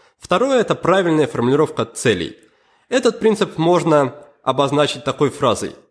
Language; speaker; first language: Russian; native; Russian